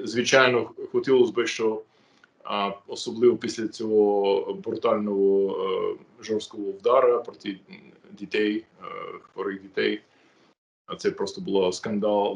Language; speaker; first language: Ukrainian; non-native, fluent; English